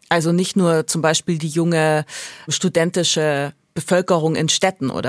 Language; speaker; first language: German; native; German